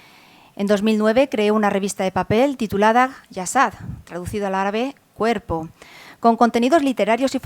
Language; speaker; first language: Spanish; native; Spanish